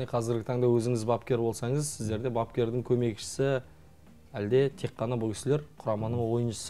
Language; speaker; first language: Kazakh; native; Kazakh